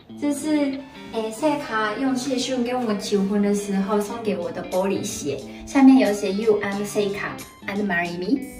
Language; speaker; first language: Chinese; non-native, fluent; Japanese